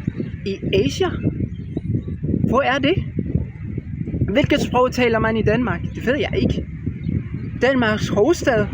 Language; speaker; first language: Danish; non-native, learner; Spanish